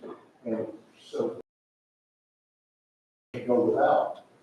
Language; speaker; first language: English; native; English